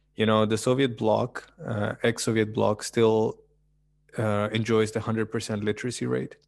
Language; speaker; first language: English; early bilingual, other home language; Russian